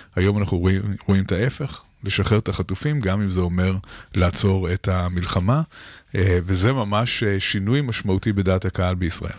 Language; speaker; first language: Hebrew; native; Hebrew